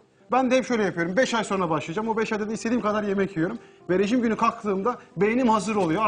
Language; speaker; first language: Turkish; native; Turkish